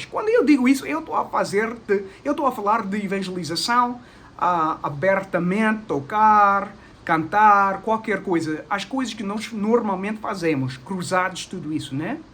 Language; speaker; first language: Portuguese; non-native, fluent; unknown